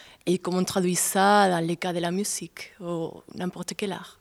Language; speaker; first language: French; non-native, fluent; Spanish